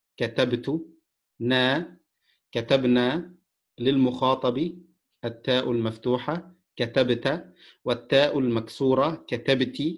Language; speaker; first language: Arabic; non-native, fluent; Indonesian